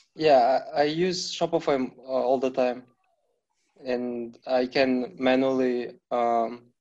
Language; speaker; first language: English; non-native, fluent; Kazakh